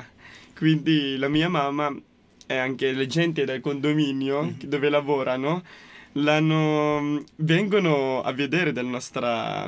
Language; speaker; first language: Italian; non-native, fluent; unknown